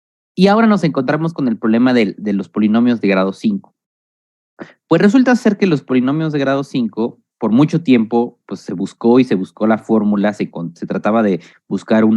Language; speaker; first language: Spanish; native; Spanish